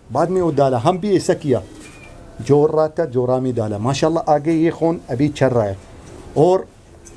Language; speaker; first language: Hindi; non-native, learner; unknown